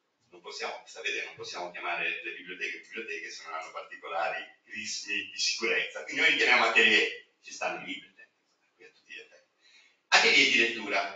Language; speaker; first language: Italian; native; Italian